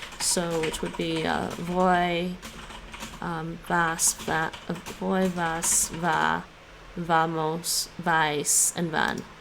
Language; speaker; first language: Spanish; non-native, learner; English